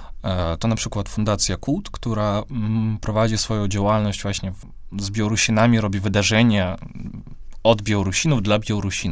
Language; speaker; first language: Polish; non-native, fluent; Russian